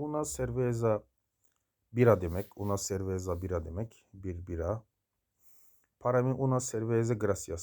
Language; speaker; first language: Spanish; non-native, learner; Turkish